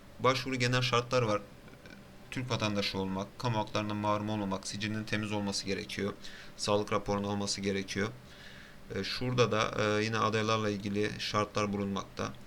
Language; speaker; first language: Turkish; native; Turkish